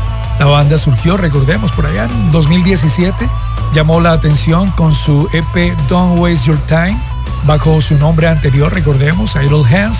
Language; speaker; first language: Spanish; native; Spanish